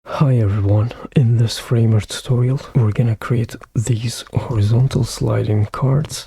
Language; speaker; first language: English; non-native, fluent; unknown